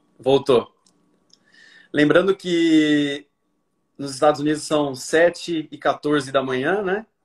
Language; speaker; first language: Portuguese; native; Portuguese